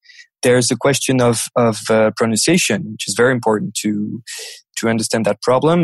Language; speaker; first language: English; non-native, fluent; French